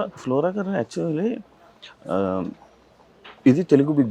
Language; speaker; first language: Telugu; native; Telugu